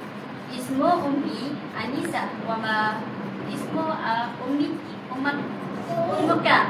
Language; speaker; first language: Arabic; non-native, learner; Malay